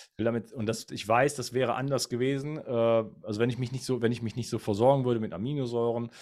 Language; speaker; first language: German; native; German